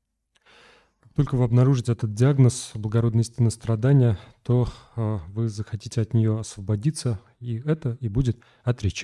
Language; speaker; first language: Russian; native; Russian